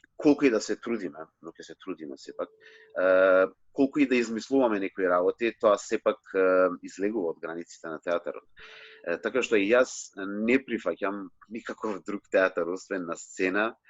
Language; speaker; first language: Macedonian; non-native, local second language; Turkish